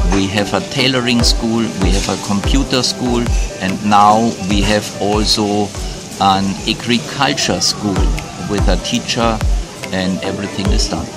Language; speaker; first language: English; non-native, fluent; German